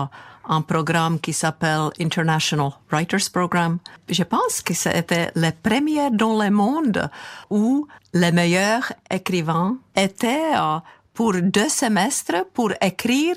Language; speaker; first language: French; non-native, fluent; Czech